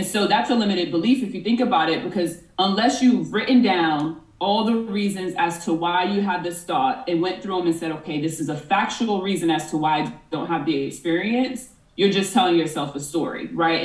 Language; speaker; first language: English; native; English